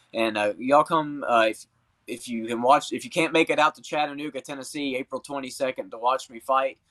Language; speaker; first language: English; native; English